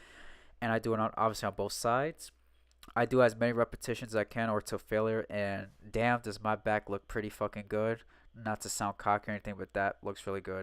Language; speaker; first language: English; native; English